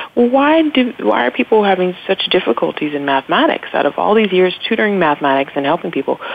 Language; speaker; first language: English; native; English